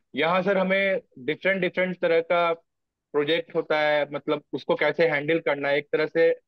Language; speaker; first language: Hindi; native; Hindi